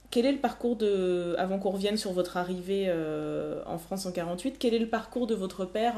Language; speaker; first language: French; native; French